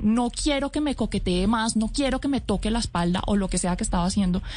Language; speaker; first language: Spanish; native; Spanish